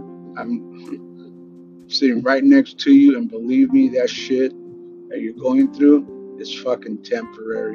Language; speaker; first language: English; native; English